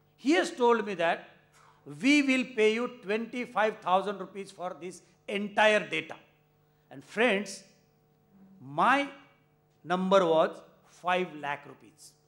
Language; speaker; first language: English; non-native, local second language; Marathi